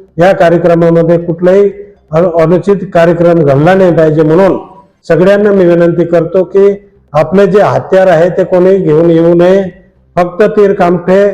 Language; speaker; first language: Marathi; non-native, local second language; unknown